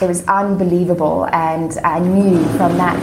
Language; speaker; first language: English; native; English